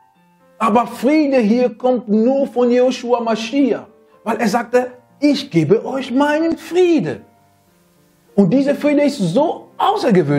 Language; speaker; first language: German; non-native, fluent; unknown